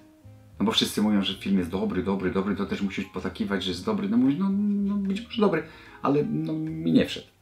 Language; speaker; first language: Polish; native; Polish